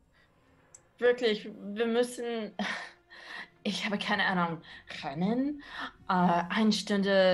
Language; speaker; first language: German; non-native, learner; English